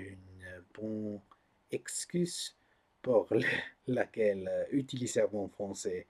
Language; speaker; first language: French; non-native, learner; English